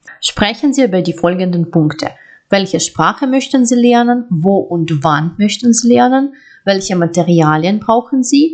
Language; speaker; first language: German; non-native, fluent; Ukrainian